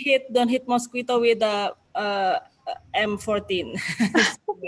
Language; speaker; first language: English; non-native, fluent; Indonesian